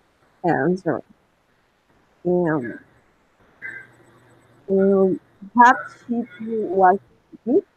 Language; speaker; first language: English; non-native, learner; Spanish